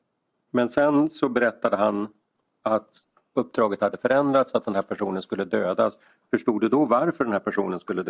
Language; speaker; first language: Swedish; native; Swedish